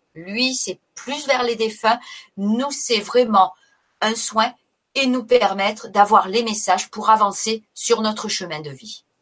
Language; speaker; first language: French; native; French